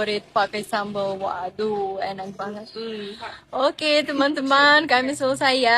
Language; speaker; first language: Indonesian; non-native, fluent; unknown